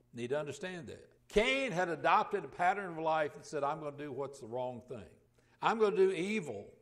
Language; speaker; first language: English; native; English